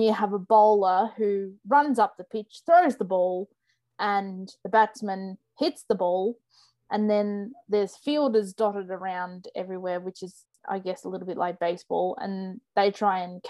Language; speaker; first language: English; native; English